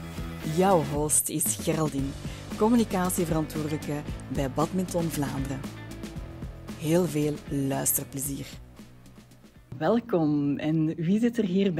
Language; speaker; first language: Dutch; native; Dutch